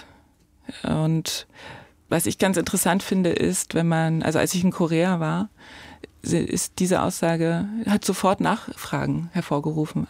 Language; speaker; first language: German; native; German